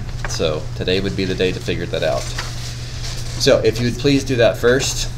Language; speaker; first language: English; native; English